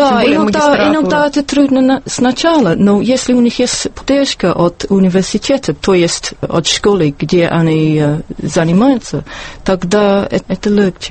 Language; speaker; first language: Russian; non-native, learner; English